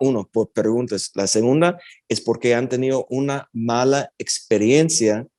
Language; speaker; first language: Spanish; early bilingual, heritage; Spanish